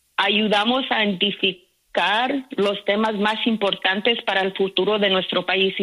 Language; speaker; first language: Spanish; early bilingual, heritage; Spanish